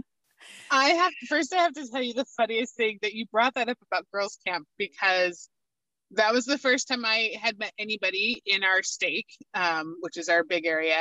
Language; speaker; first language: English; native; English